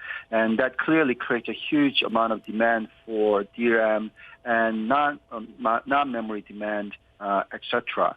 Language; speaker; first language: English; non-native, fluent; Korean